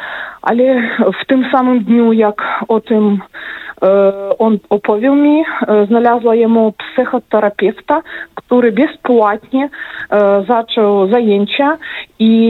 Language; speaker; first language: Polish; non-native, fluent; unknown